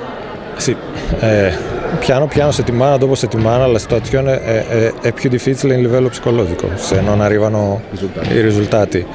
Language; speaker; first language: Italian; non-native, fluent; Greek